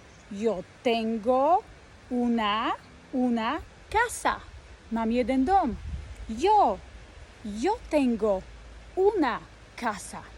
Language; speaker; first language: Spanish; non-native, fluent; Slovak